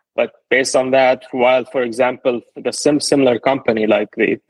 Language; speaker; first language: English; non-native, fluent; Arabic